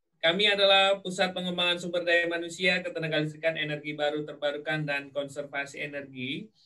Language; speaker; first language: Indonesian; native; Indonesian